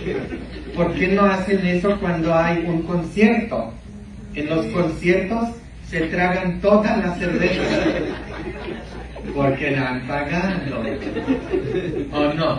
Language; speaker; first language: Spanish; non-native, fluent; English